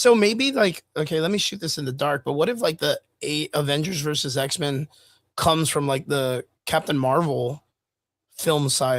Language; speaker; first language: English; native; English